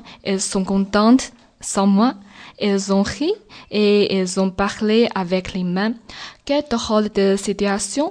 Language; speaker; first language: French; non-native, learner; Chinese